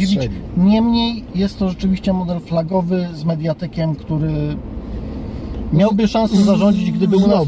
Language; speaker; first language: Polish; native; Polish